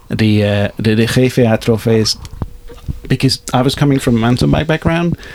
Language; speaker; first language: English; non-native, fluent; Hungarian